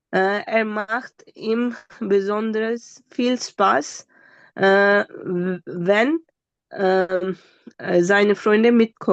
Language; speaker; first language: German; non-native, learner; Urdu